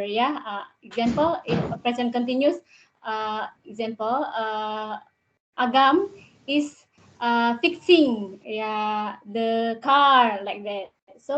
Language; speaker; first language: English; non-native, learner; Indonesian